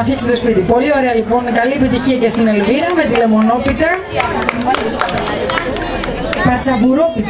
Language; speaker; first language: Greek; native; Greek